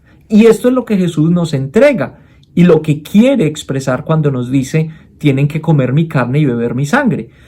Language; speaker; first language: Spanish; native; Spanish